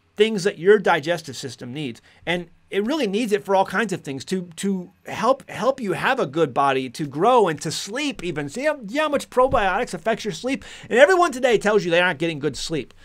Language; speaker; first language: English; native; English